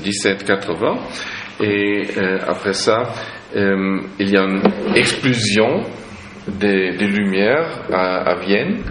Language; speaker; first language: French; non-native, fluent; German